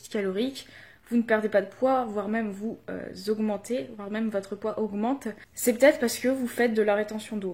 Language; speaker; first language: French; native; French